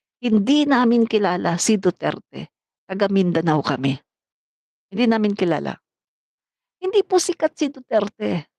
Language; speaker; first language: Filipino; non-native, local second language; Cebuano